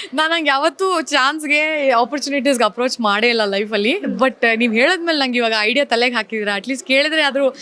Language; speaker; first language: Kannada; native; Kannada